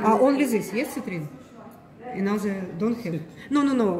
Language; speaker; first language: English; non-native, learner; Russian